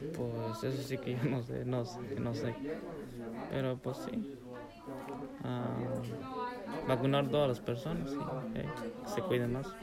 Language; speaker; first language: Spanish; native; Spanish